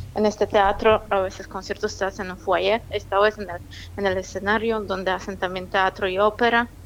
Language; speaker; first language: Spanish; non-native, fluent; Polish